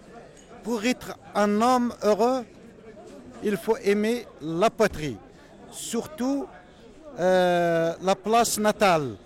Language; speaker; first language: French; non-native, local second language; Berber languages